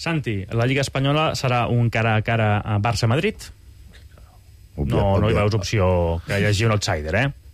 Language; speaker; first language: Catalan; native; Catalan